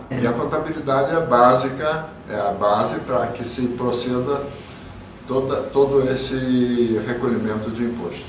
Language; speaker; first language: Portuguese; early bilingual, other home language; Yiddish